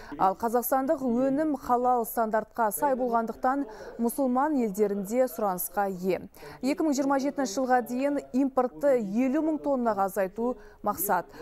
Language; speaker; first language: Kazakh; native; Kazakh